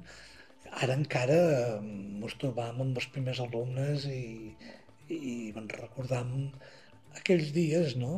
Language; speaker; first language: Catalan; native; Catalan